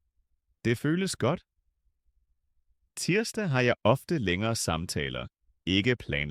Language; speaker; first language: Danish; non-native, fluent; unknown